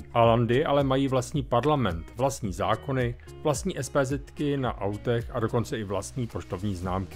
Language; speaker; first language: Czech; native; Czech